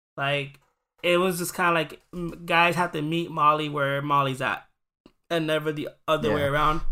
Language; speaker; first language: English; early bilingual, other home language; Spanish